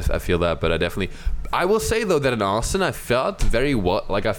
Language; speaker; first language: English; non-native, fluent; German